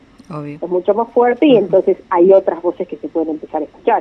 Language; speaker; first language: Spanish; native; Spanish